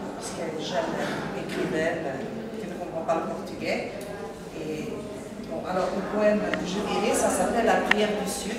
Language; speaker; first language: French; early bilingual, other home language; Portuguese